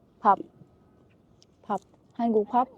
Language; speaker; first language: Korean; non-native, learner; Thai